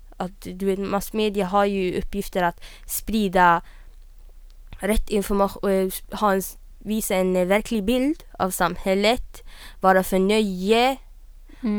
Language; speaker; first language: Swedish; native; Swedish